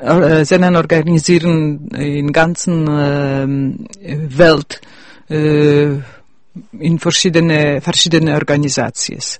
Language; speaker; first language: German; early bilingual, heritage; Yiddish